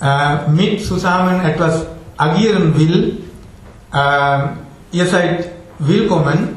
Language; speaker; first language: German; non-native, fluent; Tamil